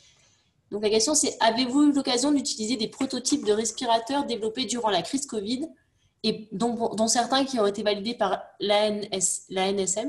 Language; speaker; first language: French; native; French